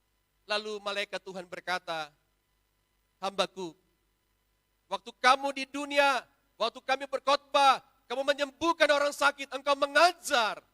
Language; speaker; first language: Indonesian; native; Indonesian